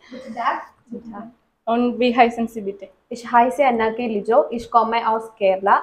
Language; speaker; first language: German; non-native, learner; Malayalam